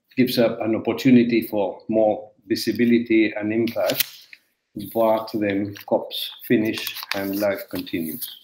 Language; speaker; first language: English; non-native, fluent; Spanish